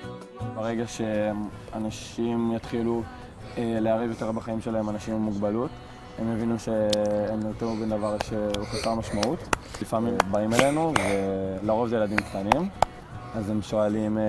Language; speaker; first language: Hebrew; native; Hebrew